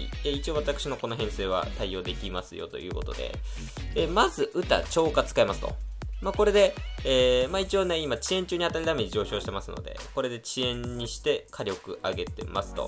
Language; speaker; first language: Japanese; native; Japanese